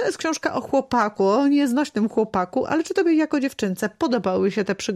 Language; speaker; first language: Polish; native; Polish